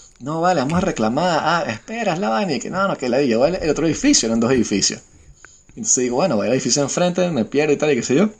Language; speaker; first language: Spanish; native; Spanish